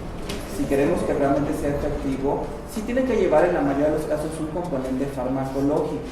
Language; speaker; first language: Spanish; native; Spanish